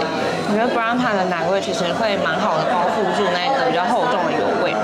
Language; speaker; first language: Chinese; native; Chinese